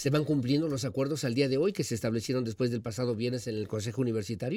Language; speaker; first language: Spanish; native; Spanish